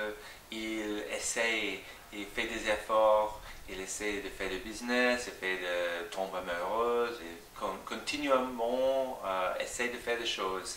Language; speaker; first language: French; non-native, fluent; English